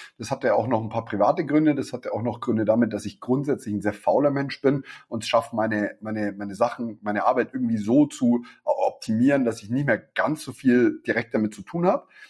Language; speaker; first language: German; native; German